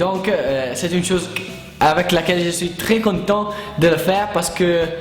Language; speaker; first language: French; non-native, learner; Italian